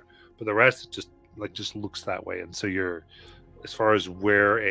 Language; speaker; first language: English; native; English